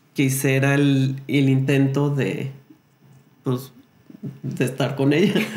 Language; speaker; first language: Spanish; native; Spanish